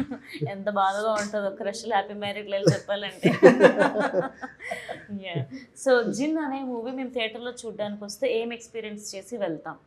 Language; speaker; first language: Telugu; native; Telugu